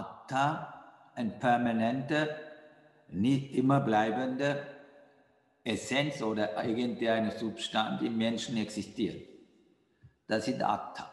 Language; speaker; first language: German; non-native, fluent; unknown